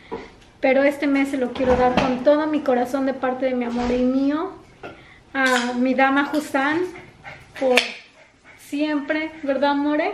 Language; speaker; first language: Spanish; native; Spanish